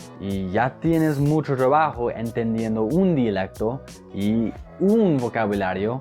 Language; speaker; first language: Spanish; non-native, fluent; English